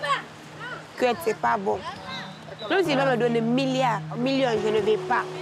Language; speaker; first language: French; non-native, learner; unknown